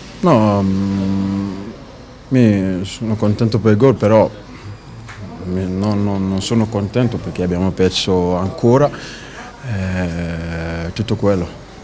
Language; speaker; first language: Italian; non-native, learner; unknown